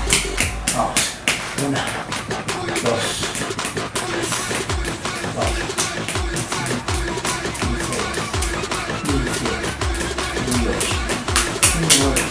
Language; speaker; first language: Spanish; native; Spanish